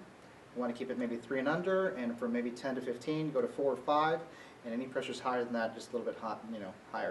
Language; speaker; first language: English; native; English